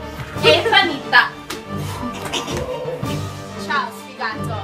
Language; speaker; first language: Italian; non-native, learner; English